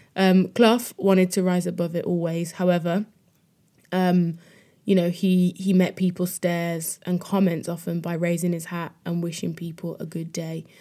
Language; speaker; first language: English; native; English